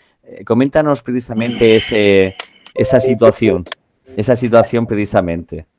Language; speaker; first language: Spanish; native; Spanish